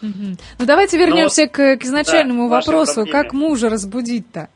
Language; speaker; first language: Russian; native; Russian